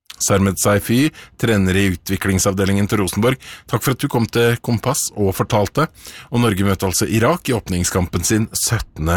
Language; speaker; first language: Norwegian; native; Norwegian